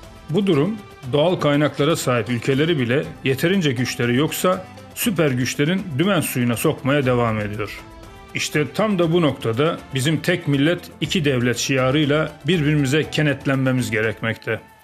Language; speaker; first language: Turkish; native; Turkish